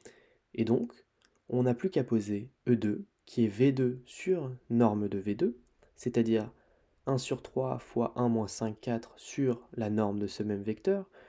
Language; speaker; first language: French; native; French